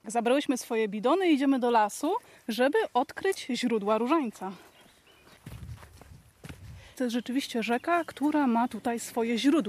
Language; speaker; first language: Polish; native; Polish